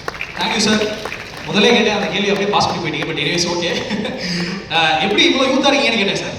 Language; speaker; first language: Tamil; native; Tamil